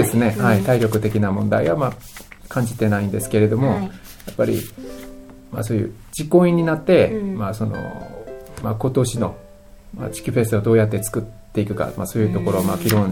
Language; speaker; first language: Japanese; non-native, fluent; Korean